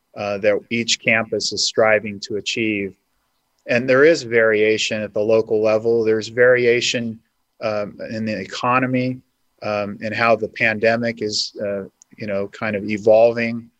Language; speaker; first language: English; native; English